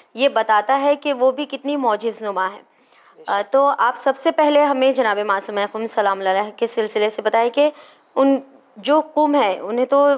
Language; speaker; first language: Hindi; native; Hindi